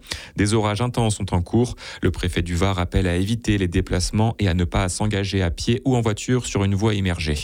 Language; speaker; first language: French; native; French